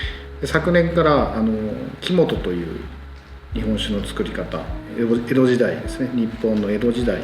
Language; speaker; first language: Japanese; native; Japanese